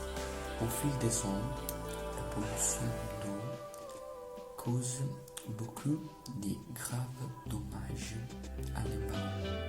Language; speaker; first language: French; non-native, learner; Italian